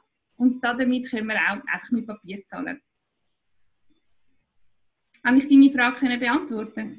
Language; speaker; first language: German; native; German